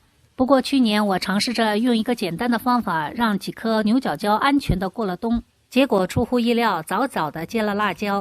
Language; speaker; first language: Chinese; native; Chinese